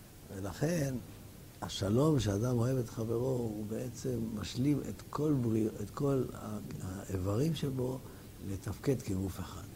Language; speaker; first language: Hebrew; native; Hebrew